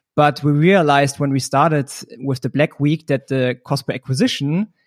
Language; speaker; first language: English; non-native, fluent; German